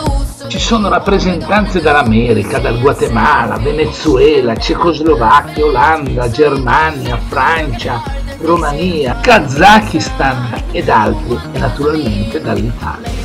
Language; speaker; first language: Italian; native; Italian